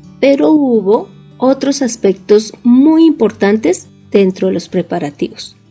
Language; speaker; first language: Spanish; native; Spanish